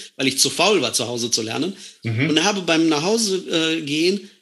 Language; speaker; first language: German; non-native, fluent; Estonian